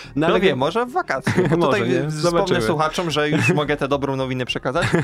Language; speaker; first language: Polish; native; Polish